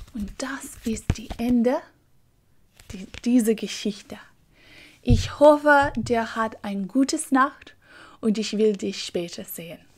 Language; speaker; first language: German; non-native, learner; English